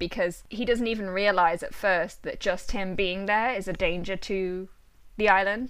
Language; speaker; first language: English; native; English